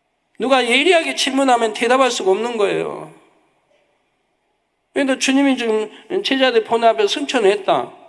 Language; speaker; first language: Korean; native; Korean